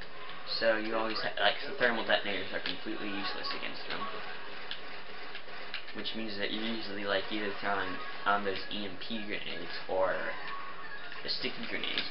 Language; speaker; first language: English; native; English